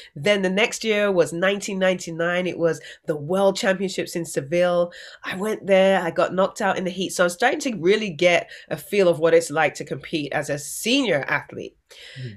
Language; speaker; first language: English; native; English